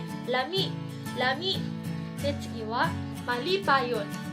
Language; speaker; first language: Japanese; non-native, fluent; Filipino